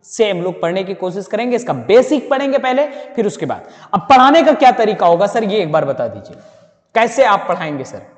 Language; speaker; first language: Hindi; native; Hindi